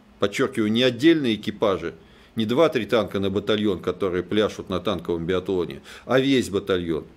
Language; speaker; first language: Russian; native; Russian